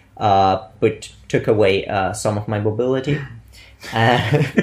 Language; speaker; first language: English; non-native, fluent; Italian